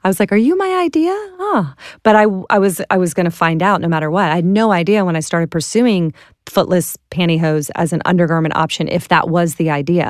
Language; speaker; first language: English; native; English